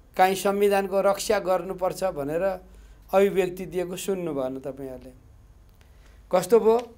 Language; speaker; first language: Nepali; native; Nepali